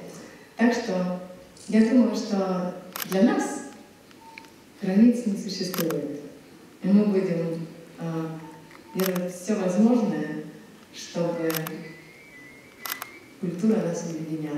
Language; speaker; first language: Russian; non-native, fluent; Lithuanian